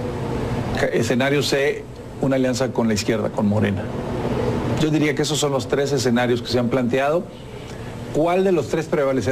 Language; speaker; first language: Spanish; native; Spanish